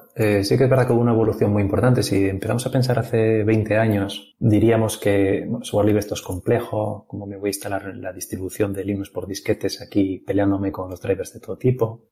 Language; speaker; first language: Spanish; native; Spanish